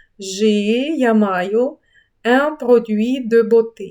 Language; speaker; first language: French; non-native, fluent; Ukrainian